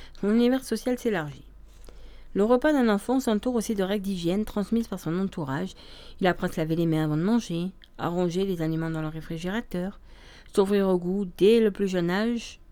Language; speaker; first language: French; native; French